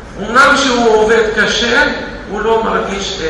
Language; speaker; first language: Hebrew; non-native, fluent; Russian